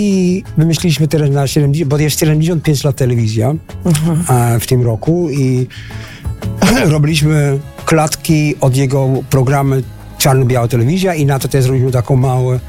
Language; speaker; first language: Polish; non-native, learner; Dutch